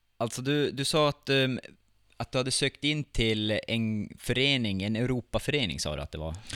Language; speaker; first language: Swedish; native; Swedish